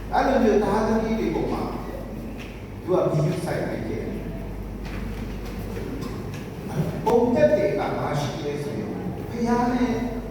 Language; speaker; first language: Burmese; non-native, local second language; Kachin